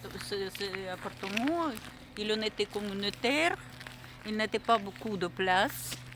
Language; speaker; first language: French; non-native, learner; Russian